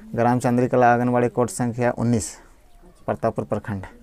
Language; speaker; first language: Hindi; native; Hindi